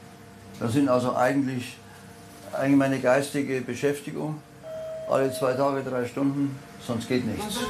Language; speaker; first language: German; native; German